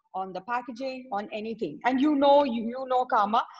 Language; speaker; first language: English; non-native, local second language; Tamil